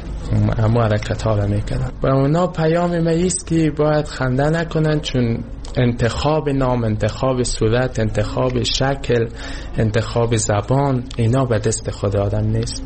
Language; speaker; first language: Persian; native; Persian